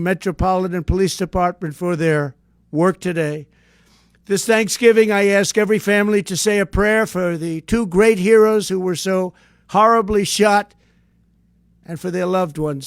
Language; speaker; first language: English; native; English